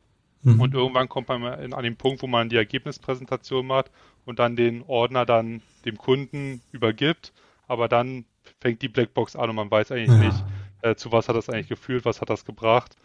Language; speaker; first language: German; native; German